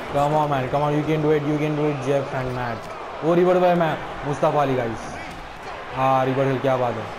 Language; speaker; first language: Hindi; native; Hindi